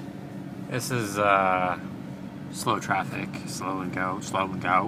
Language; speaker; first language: English; native; English